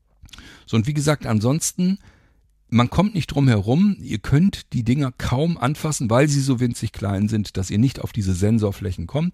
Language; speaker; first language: German; native; German